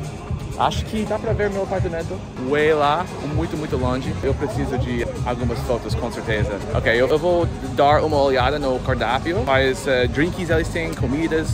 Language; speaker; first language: Portuguese; non-native, fluent; English